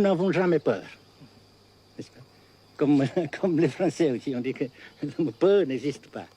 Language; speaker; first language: French; non-native, fluent; Vietnamese